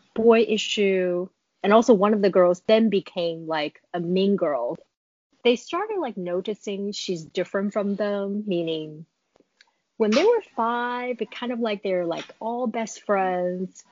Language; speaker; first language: English; non-native, fluent; Chinese